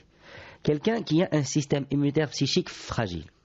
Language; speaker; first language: French; non-native, local second language; Arabic